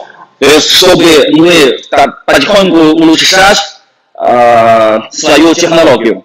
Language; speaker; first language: Russian; non-native, fluent; Chinese